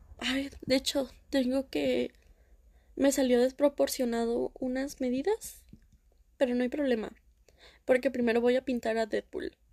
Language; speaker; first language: Spanish; early bilingual, heritage; Spanish